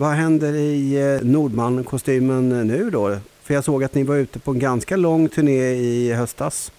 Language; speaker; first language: Swedish; native; Swedish